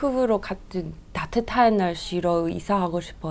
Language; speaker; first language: Korean; non-native, learner; English